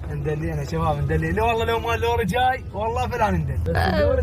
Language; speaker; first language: Arabic; native; Arabic